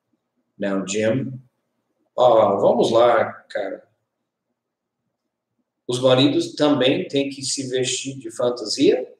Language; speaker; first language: Portuguese; non-native, learner; English